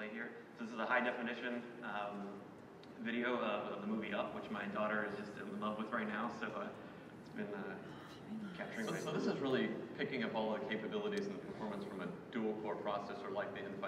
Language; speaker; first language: English; native; English